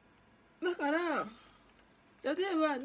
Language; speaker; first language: Japanese; non-native, learner; Ganda